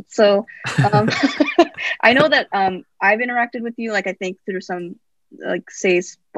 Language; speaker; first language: English; native; English